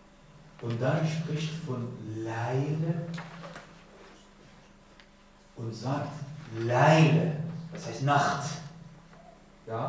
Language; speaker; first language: German; non-native, learner; Persian